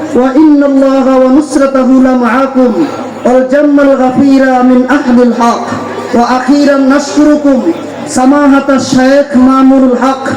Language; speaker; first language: Arabic; non-native, fluent; Bangla